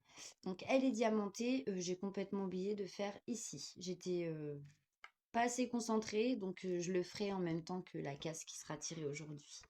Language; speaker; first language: French; native; French